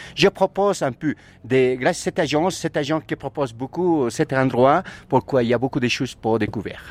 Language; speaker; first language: French; non-native, learner; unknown